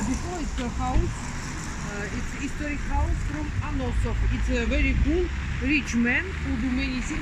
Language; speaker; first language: English; non-native, learner; Russian